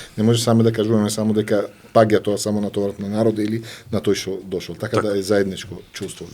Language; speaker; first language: Macedonian; non-native, fluent; Arabic